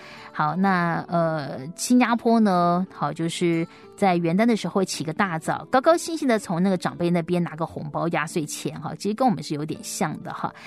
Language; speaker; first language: Chinese; native; Chinese